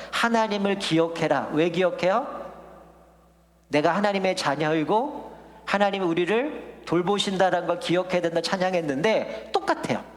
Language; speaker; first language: Korean; native; Korean